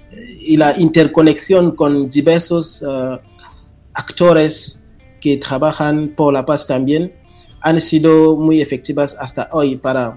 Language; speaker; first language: Spanish; non-native, fluent; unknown